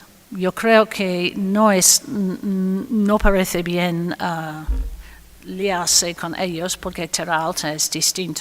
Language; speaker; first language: Spanish; non-native, fluent; English